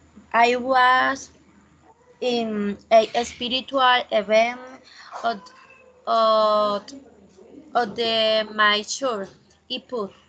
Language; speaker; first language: English; non-native, learner; Spanish